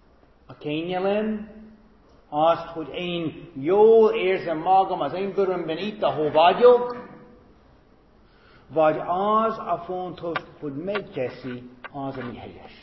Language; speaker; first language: Hungarian; non-native, fluent; English